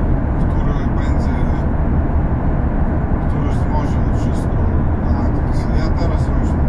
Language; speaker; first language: Polish; non-native, learner; Russian